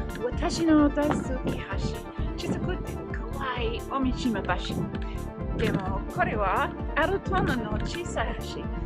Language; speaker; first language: Japanese; non-native, learner; English